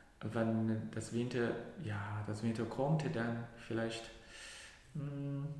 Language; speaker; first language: German; non-native, learner; Cantonese